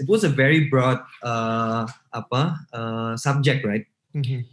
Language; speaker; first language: English; non-native, local second language; Indonesian